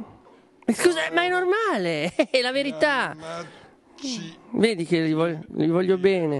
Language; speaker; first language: Italian; native; Italian